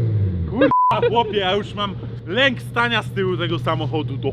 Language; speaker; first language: Polish; native; Polish